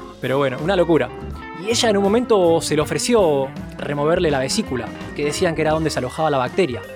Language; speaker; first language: Spanish; native; Spanish